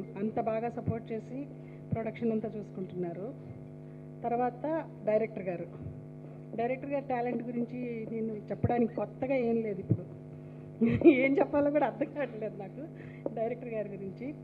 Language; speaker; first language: Telugu; non-native, learner; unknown